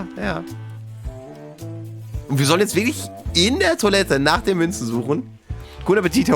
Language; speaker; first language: German; native; German